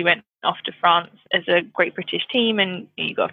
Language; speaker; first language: English; native; English